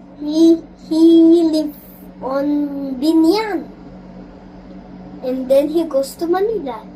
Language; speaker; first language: English; non-native, learner; Filipino